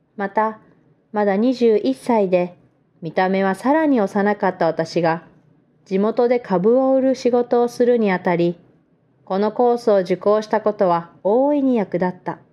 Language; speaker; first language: Japanese; non-native, fluent; Vietnamese